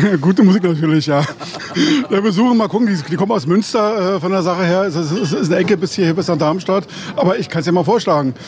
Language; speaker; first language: German; native; German